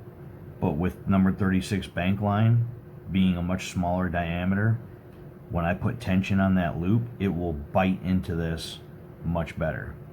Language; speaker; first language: English; native; English